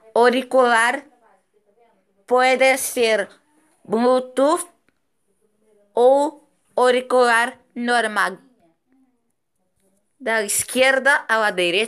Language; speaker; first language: Spanish; non-native, fluent; Portuguese